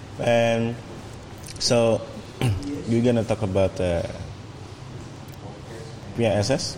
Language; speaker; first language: English; non-native, fluent; Indonesian